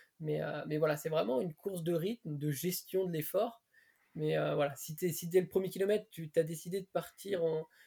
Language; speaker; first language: French; native; French